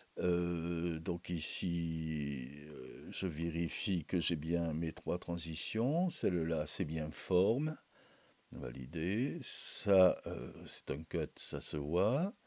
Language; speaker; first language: French; native; French